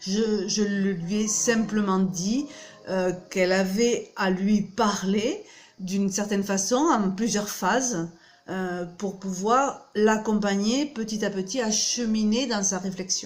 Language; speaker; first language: French; native; French